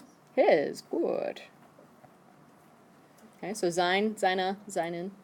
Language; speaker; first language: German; non-native, fluent; English